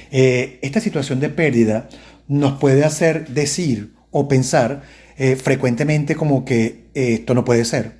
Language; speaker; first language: Spanish; native; Spanish